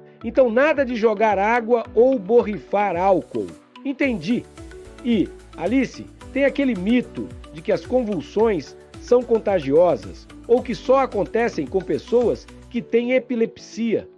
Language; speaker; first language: Portuguese; native; Portuguese